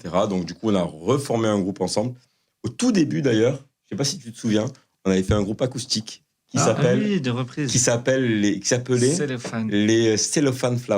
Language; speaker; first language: French; native; French